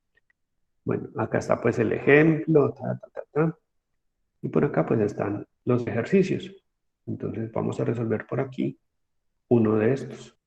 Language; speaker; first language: Spanish; native; Spanish